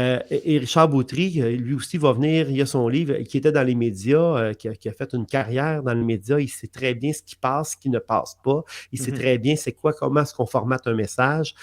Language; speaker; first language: French; native; French